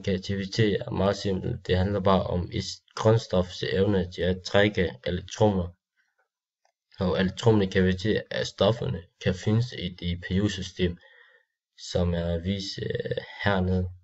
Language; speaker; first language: Danish; non-native, learner; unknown